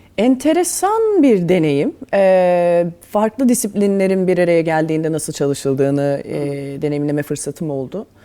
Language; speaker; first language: Turkish; native; Turkish